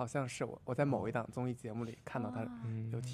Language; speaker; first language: Chinese; native; Chinese